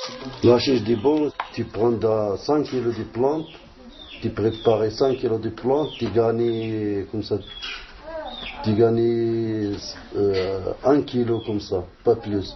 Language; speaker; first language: French; non-native, learner; Arabic